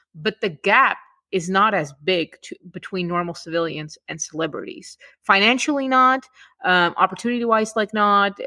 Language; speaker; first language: English; non-native, fluent; Czech